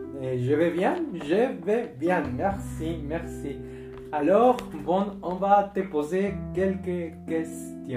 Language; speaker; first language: French; non-native, fluent; Spanish